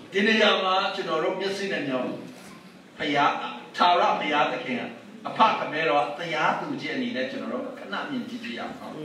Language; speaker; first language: Burmese; non-native, local second language; Tedim Chin